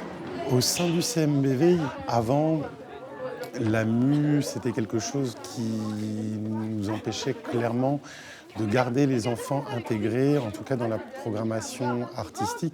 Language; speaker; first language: French; native; French